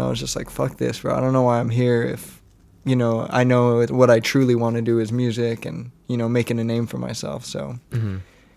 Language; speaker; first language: English; native; English